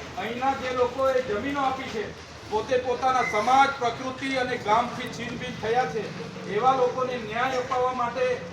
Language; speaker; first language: Gujarati; non-native, local second language; Vasavi